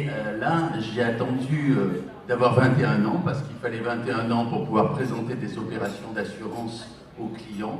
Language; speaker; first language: French; native; French